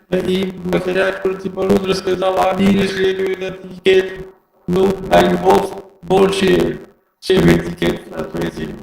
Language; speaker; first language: Russian; non-native, learner; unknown